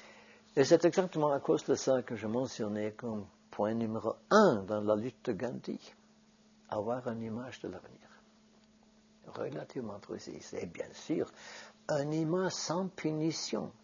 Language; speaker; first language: French; non-native, fluent; Norwegian